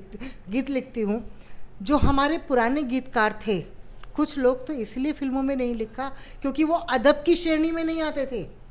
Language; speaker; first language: Hindi; native; Hindi